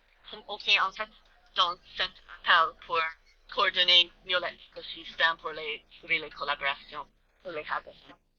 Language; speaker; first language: French; non-native, learner; English